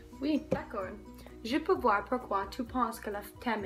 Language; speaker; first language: French; non-native, learner; English